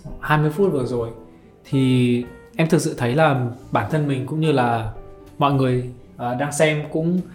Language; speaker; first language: Vietnamese; native; Vietnamese